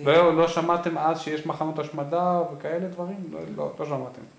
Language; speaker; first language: Hebrew; native; Hebrew